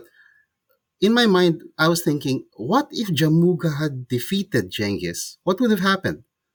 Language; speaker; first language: English; non-native, local second language; Cebuano